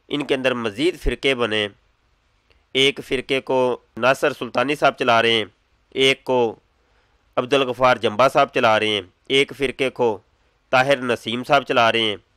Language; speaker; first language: Urdu; non-native, local second language; Punjabi